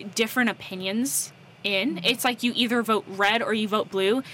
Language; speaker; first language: English; native; English